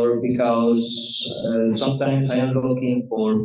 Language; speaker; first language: English; non-native, learner; Spanish